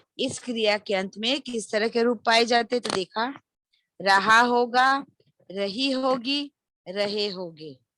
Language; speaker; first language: Hindi; non-native, local second language; Marathi